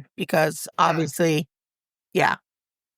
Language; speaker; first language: English; native; English